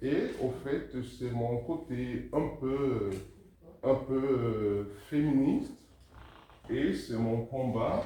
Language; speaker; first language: French; native; French